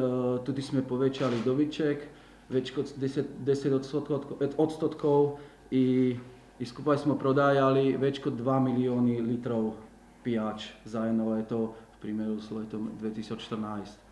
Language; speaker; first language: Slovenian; non-native, learner; Slovak